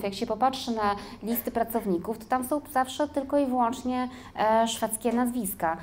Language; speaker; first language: Polish; native; Polish